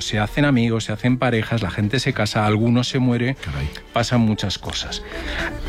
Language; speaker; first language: Spanish; native; Spanish